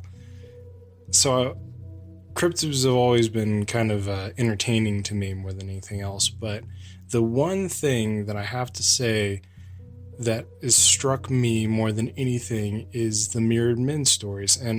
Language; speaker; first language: English; native; English